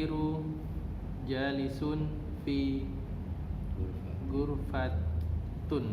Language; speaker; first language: Arabic; non-native, learner; Indonesian